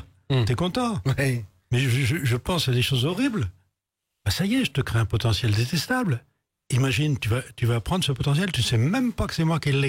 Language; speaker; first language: French; native; French